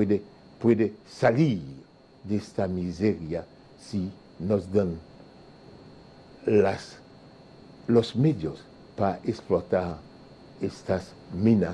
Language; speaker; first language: Spanish; non-native, fluent; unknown